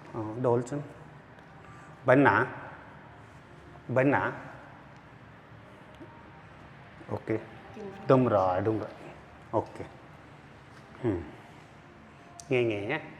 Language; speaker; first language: Vietnamese; non-native, learner; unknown